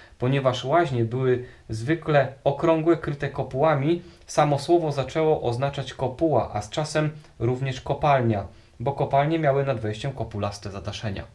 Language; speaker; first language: Polish; native; Polish